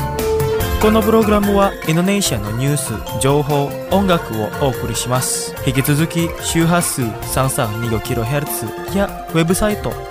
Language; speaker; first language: Japanese; non-native, fluent; Indonesian